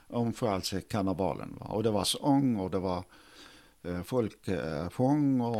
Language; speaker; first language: Swedish; non-native, fluent; Arabic